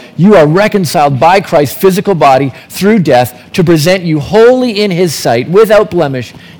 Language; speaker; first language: English; native; English